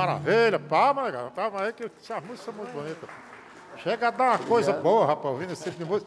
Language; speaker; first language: Portuguese; native; Portuguese